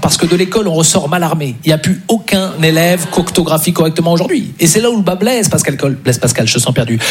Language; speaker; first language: French; native; French